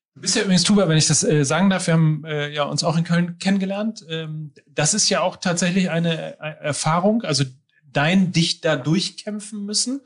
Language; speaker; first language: German; native; German